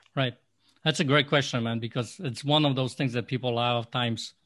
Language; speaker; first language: English; non-native, fluent; Polish